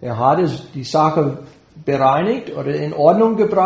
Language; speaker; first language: German; non-native, fluent; English